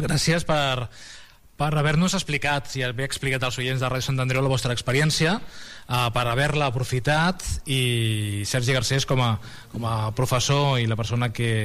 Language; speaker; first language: Catalan; native; Catalan